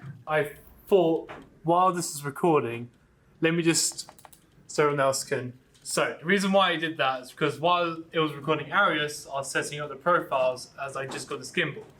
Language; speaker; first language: English; native; English